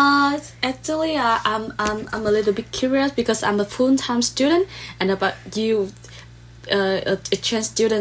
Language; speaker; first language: English; non-native, learner; Vietnamese